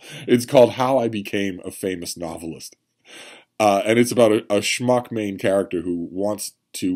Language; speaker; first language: English; native; English